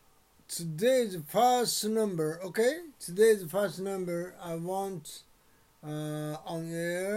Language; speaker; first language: English; non-native, learner; Japanese